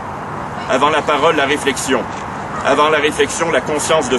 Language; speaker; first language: French; native; French